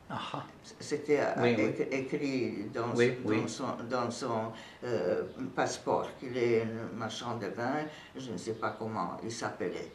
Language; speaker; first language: French; non-native, fluent; Serbian